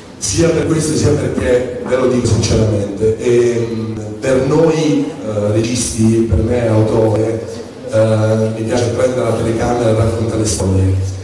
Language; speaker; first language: Italian; native; Italian